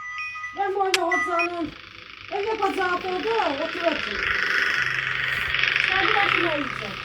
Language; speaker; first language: Turkish; native; Turkish